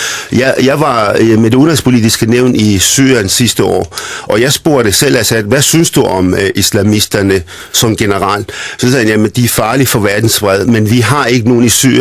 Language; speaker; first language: Danish; early bilingual, other home language; Arabic